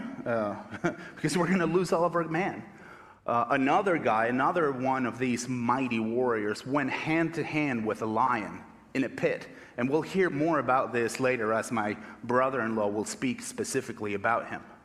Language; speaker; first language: English; non-native, fluent; Spanish